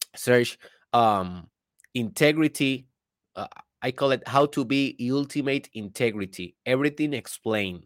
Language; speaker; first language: English; non-native, fluent; Spanish